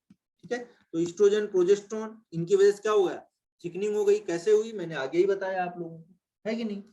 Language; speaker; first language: Hindi; native; Hindi